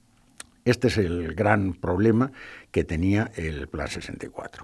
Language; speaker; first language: Spanish; native; Spanish